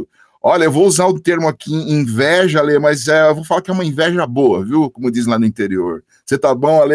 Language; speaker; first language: Portuguese; native; Portuguese